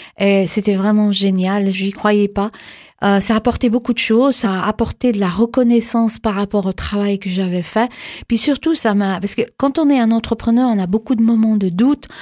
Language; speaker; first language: French; native; French